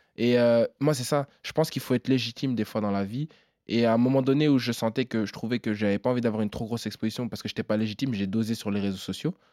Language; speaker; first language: French; native; French